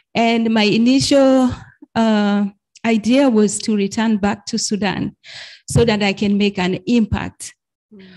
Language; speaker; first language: English; non-native, fluent; Arabic